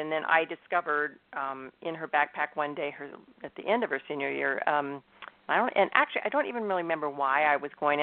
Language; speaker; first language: English; native; English